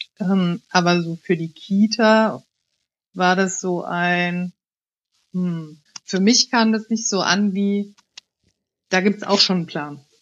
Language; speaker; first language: German; early bilingual, other home language; Italian